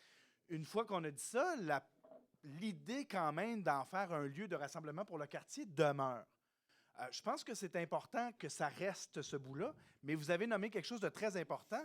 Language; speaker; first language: French; native; French